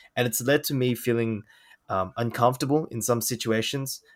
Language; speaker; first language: English; native; English